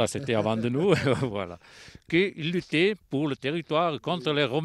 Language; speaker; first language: French; non-native, local second language; Italian